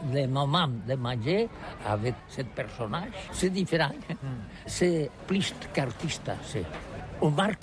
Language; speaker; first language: French; non-native, learner; Catalan